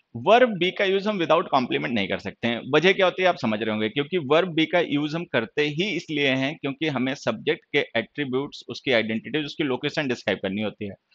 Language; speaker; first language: Hindi; native; Hindi